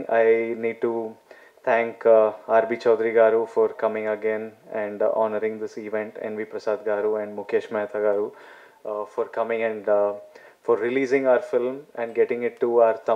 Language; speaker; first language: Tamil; non-native, learner; Telugu